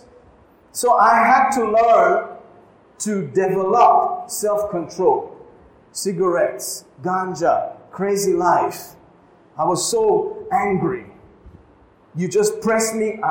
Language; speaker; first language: English; non-native, local second language; Malayalam